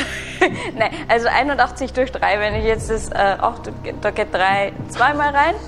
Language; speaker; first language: German; native; German